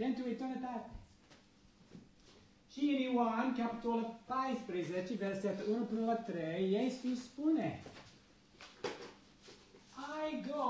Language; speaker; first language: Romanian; non-native, learner; English